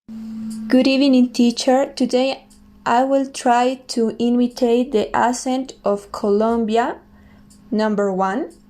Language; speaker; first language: English; non-native, learner; Spanish